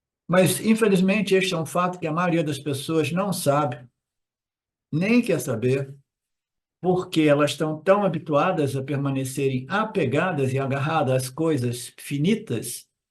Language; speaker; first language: Portuguese; native; Portuguese